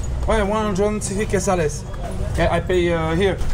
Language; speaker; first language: English; non-native, learner; French